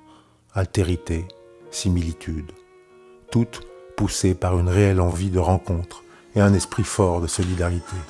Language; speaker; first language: French; native; French